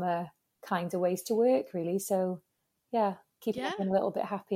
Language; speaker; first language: English; native; English